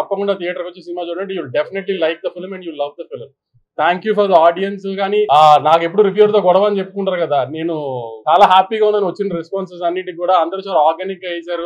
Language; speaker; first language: Telugu; native; Telugu